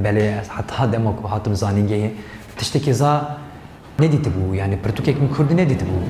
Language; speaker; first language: Kurdish; non-native, local second language; Turkish